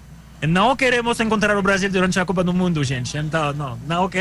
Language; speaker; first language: Portuguese; non-native, learner; French